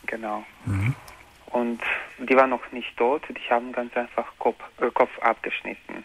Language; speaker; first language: German; non-native, learner; Croatian